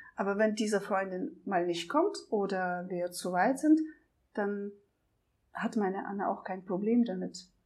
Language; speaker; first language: German; non-native, fluent; Russian